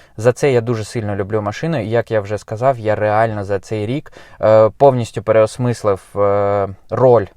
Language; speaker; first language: Ukrainian; non-native, local second language; Russian